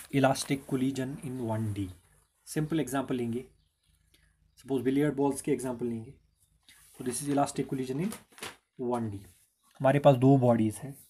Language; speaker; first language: Hindi; non-native, local second language; Kashmiri